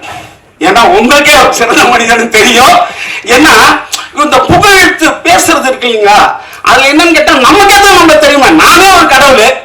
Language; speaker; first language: Tamil; native; Tamil